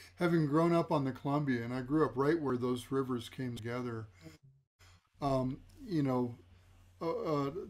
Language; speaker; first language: English; native; English